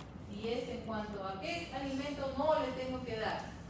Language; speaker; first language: Spanish; native; Spanish